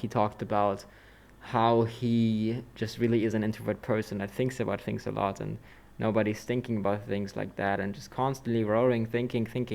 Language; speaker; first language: English; non-native, fluent; German